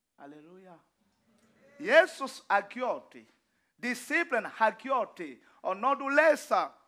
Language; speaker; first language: Danish; non-native, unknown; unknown